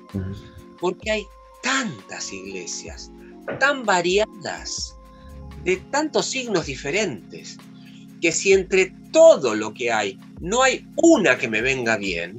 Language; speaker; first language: Spanish; native; Spanish